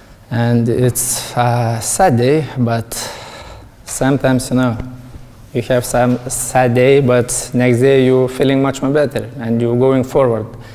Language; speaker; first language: English; non-native, learner; Lithuanian